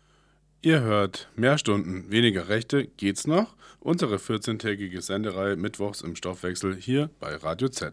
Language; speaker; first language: German; native; German